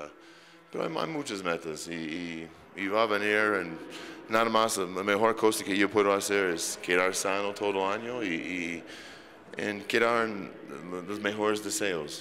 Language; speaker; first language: Spanish; non-native, fluent; English